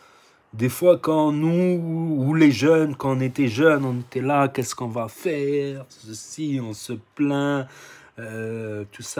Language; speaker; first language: French; native; French